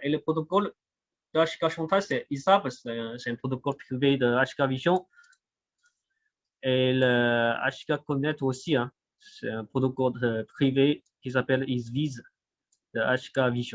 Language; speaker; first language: French; non-native, fluent; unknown